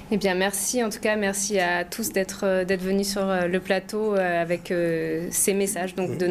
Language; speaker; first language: French; native; French